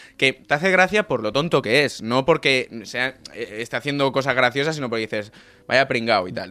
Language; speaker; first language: Spanish; non-native, local second language; Catalan